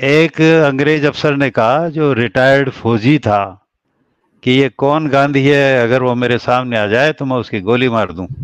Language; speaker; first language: Hindi; native; Hindi